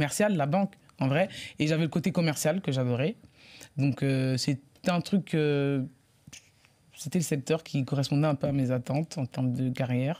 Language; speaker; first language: French; native; French